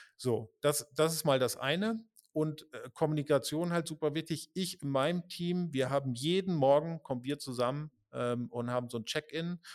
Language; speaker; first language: German; native; German